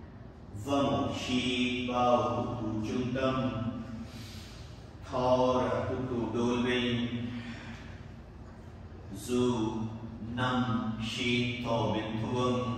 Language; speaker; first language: Vietnamese; non-native, learner; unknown